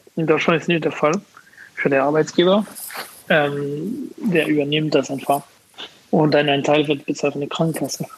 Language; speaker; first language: German; non-native, fluent; French